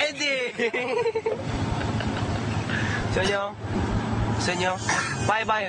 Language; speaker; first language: Korean; native; Korean